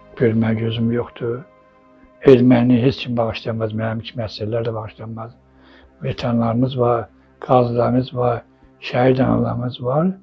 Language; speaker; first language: Azerbaijani; non-native, local second language; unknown